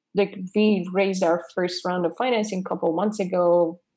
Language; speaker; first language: English; non-native, fluent; Persian